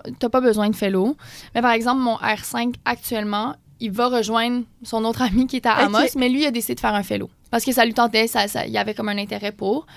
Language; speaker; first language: French; native; French